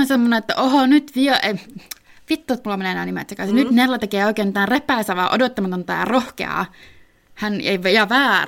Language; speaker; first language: Finnish; native; Finnish